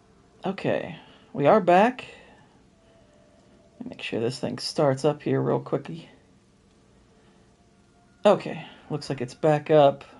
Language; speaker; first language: English; native; English